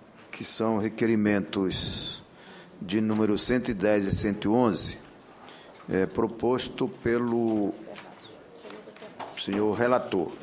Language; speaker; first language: Portuguese; native; Portuguese